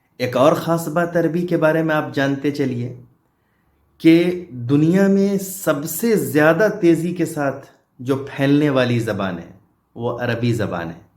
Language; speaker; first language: Urdu; native; Urdu